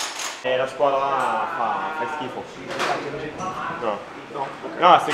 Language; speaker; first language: Italian; non-native, learner; French